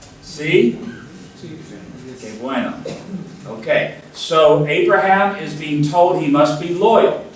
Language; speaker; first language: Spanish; non-native, learner; English